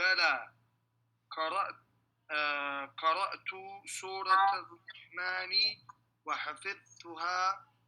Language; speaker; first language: Arabic; non-native, learner; English